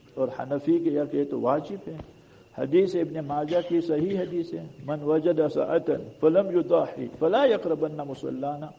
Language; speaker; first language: Urdu; non-native, local second language; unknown